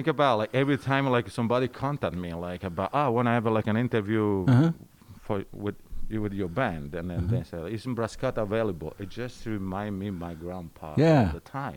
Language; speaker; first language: English; non-native, learner; Italian